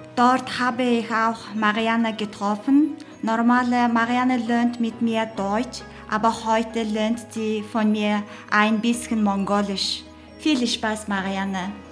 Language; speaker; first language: German; non-native, learner; Mongolian